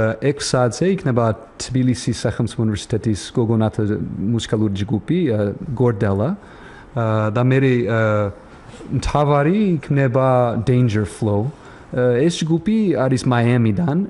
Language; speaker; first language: Georgian; non-native, learner; English